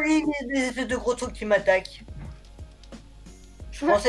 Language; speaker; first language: French; native; French